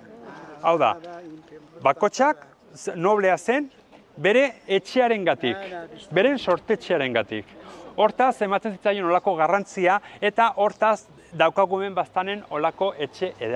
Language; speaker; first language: Basque; native; Basque